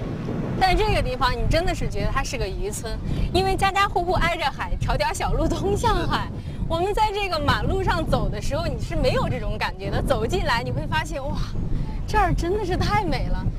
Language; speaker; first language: Chinese; native; Chinese